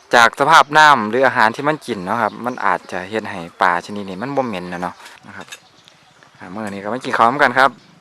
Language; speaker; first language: Thai; native; Thai